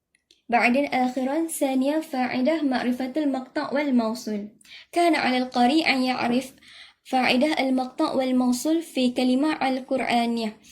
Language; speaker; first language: Arabic; non-native, learner; Malay